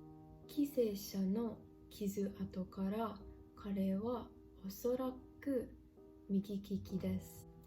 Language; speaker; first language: Japanese; non-native, learner; English